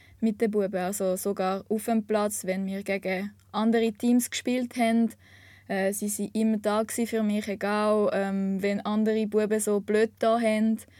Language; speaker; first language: German; non-native, local second language; French